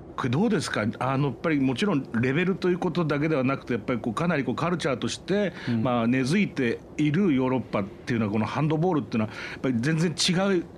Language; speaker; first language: Japanese; native; Japanese